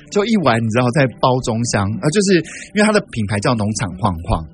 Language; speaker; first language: Chinese; native; Chinese